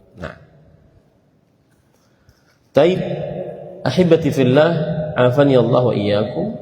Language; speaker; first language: Arabic; non-native, fluent; Indonesian